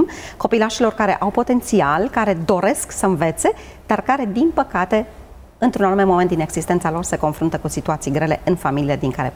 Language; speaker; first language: Romanian; native; Romanian